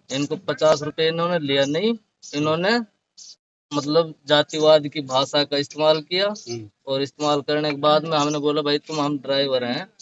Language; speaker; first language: Hindi; native; Hindi